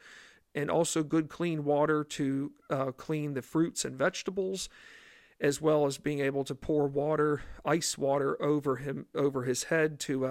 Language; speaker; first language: English; native; English